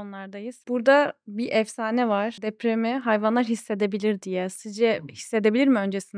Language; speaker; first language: Turkish; native; Turkish